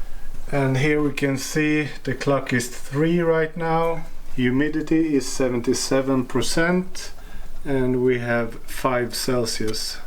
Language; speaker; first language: English; non-native, fluent; Swedish